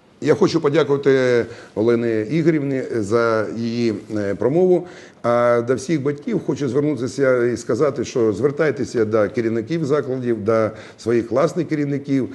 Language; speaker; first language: Ukrainian; native; Ukrainian